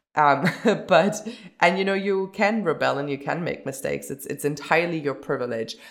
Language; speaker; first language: English; early bilingual, other home language; German